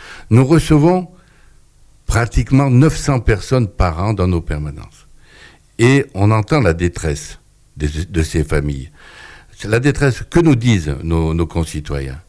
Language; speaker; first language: French; native; French